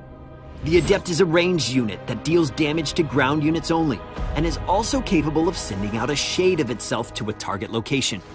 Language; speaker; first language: English; native; English